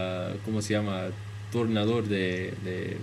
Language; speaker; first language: Spanish; early bilingual, heritage; Spanish